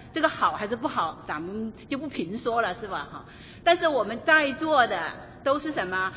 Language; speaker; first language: Chinese; native; Chinese